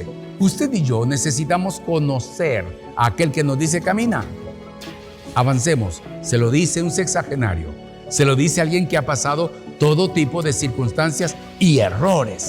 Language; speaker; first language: Spanish; native; Spanish